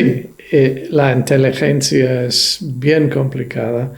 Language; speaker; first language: Spanish; non-native, fluent; English